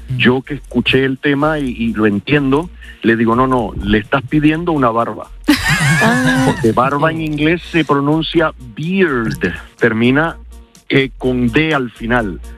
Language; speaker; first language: Spanish; early bilingual, heritage; Spanish